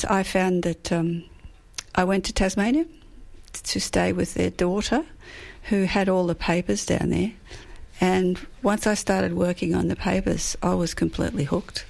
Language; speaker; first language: English; native; English